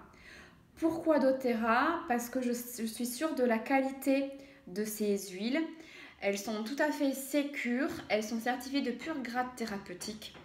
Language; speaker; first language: French; native; French